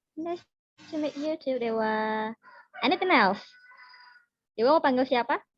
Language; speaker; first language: English; non-native, learner; Indonesian